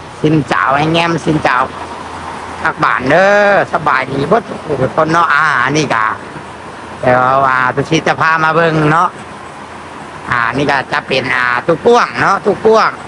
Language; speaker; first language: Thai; non-native, local second language; Lao